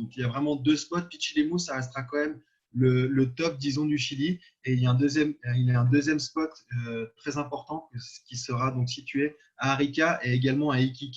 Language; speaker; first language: French; native; French